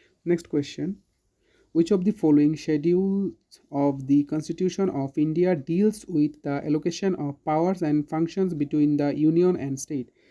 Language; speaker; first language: English; non-native, local second language; Bangla